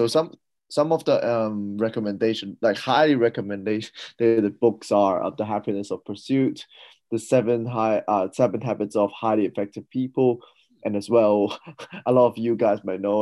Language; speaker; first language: English; non-native, local second language; Cantonese